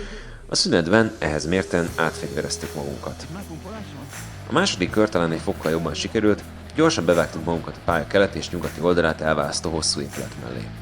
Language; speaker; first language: Hungarian; native; Hungarian